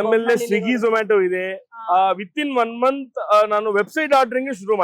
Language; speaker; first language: Kannada; non-native, learner; Telugu